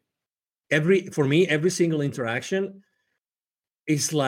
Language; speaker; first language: English; non-native, fluent; Spanish